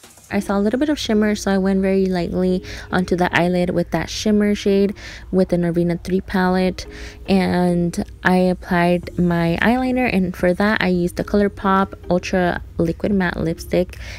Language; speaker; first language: English; early bilingual, other home language; Spanish